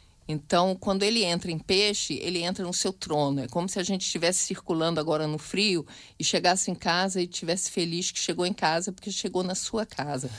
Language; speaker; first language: Portuguese; native; Portuguese